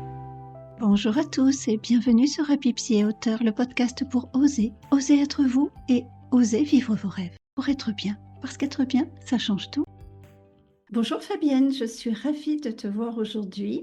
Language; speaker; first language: French; native; French